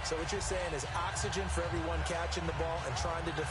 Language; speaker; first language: English; native; English